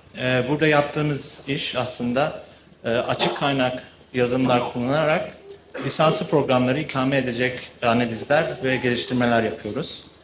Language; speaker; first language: Turkish; early bilingual, heritage; Turkish